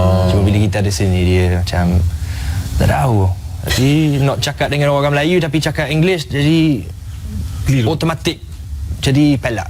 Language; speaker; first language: Malay; non-native, fluent; English